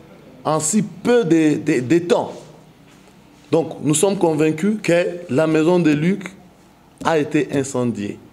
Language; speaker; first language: French; non-native, local second language; Swahili